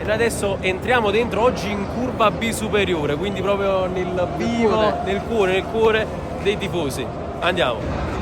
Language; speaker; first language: Italian; native; Italian